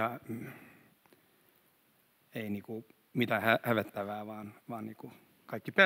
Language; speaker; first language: Finnish; non-native, fluent; Swedish